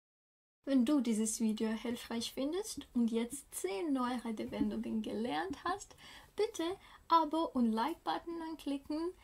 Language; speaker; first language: German; non-native, fluent; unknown